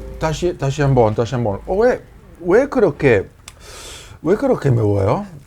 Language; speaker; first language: Korean; non-native, learner; Italian